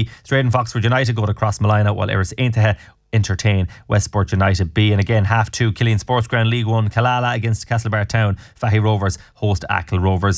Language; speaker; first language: English; native; English